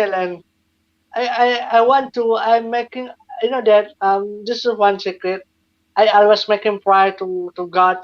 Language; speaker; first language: English; non-native, learner; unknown